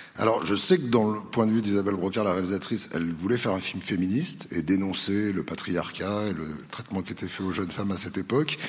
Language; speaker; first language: French; native; French